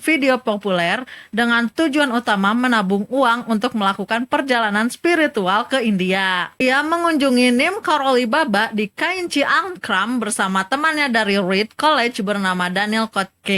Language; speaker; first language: Indonesian; native; Indonesian